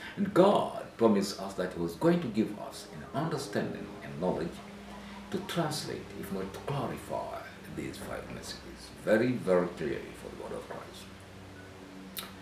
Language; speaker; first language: English; non-native, local second language; Swahili